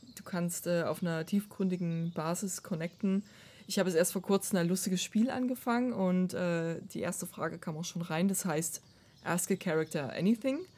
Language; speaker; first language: German; non-native, fluent; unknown